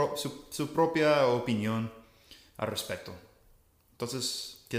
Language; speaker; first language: Spanish; non-native, fluent; English